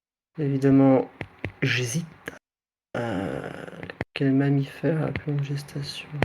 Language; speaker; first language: French; native; French